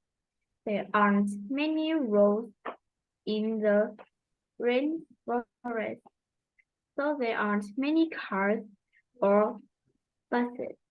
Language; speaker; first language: English; non-native, learner; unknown